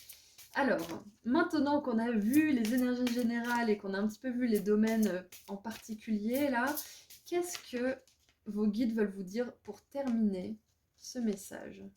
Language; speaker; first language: French; native; French